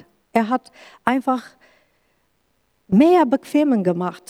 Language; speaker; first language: German; non-native, learner; Kurdish